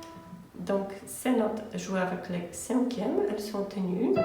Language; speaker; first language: French; non-native, fluent; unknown